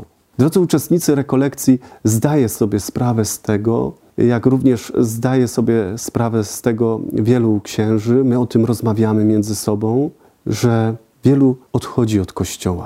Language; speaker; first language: Polish; native; Polish